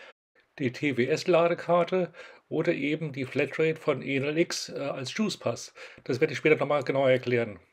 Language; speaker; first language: German; native; German